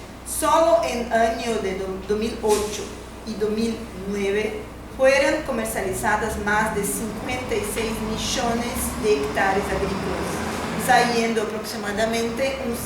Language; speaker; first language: Spanish; non-native, fluent; Portuguese